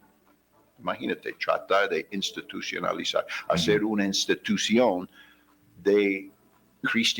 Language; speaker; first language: Spanish; non-native, fluent; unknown